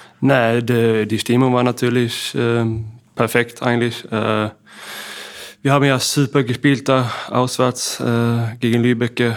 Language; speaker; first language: German; non-native, fluent; Swedish